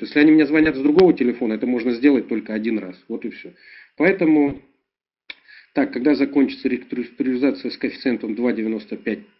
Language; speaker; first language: Russian; native; Russian